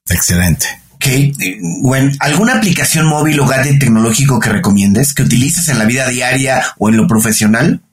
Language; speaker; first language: Spanish; native; Spanish